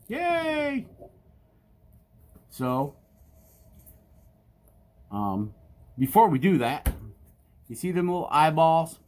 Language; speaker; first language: English; native; English